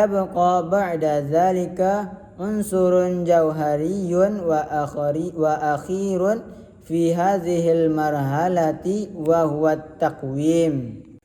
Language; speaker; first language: Arabic; non-native, learner; Indonesian